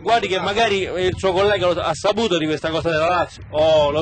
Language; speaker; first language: Italian; native; Italian